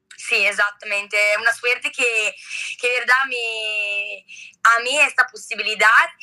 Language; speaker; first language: Spanish; non-native, learner; Italian